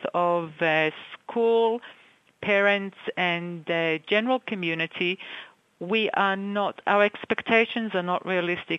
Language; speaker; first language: English; non-native, fluent; Hebrew